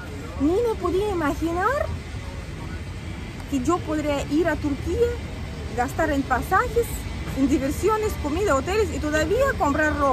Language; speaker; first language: Spanish; native; Spanish